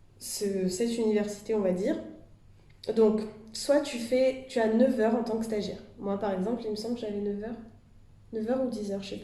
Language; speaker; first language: French; native; French